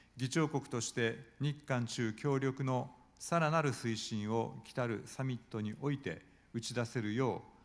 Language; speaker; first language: Japanese; native; Japanese